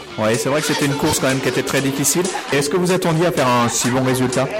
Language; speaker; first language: French; native; French